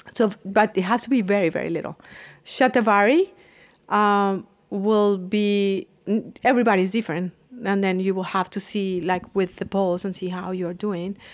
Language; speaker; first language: English; non-native, fluent; Spanish